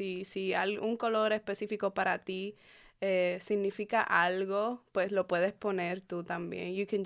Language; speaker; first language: Spanish; early bilingual, heritage; Spanish